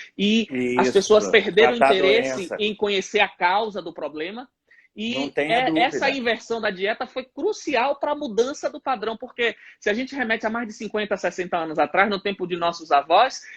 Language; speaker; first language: Portuguese; native; Portuguese